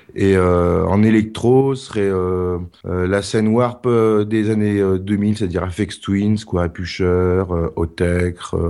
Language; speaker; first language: French; native; French